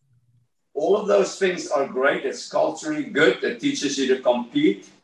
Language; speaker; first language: English; native; English